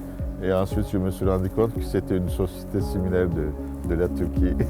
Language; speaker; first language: French; non-native, fluent; Turkish